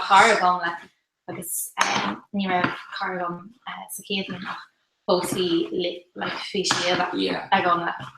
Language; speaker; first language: Irish; non-native, local second language; English